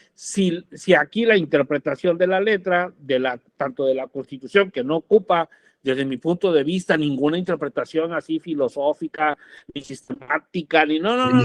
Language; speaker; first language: Spanish; native; Spanish